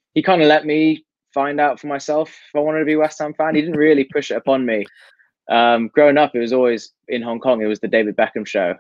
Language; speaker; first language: English; native; English